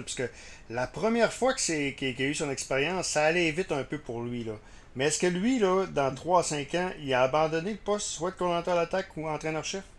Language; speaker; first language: French; native; French